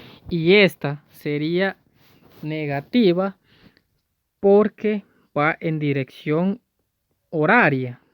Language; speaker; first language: Spanish; native; Spanish